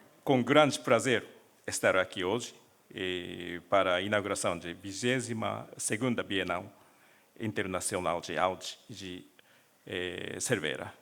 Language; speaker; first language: Portuguese; non-native, learner; Japanese